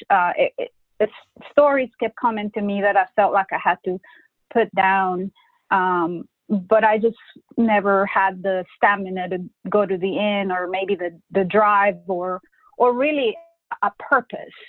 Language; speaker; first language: English; non-native, fluent; Spanish